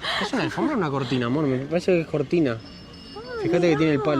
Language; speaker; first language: Spanish; native; Spanish